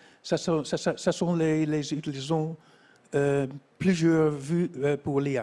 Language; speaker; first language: French; non-native, fluent; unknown